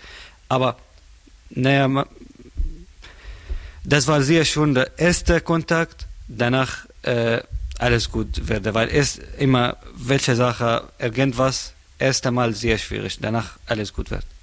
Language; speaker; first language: German; non-native, learner; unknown